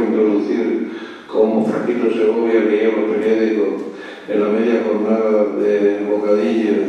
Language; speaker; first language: Spanish; native; Spanish